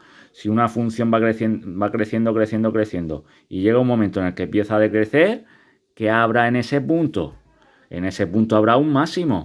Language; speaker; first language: Spanish; native; Spanish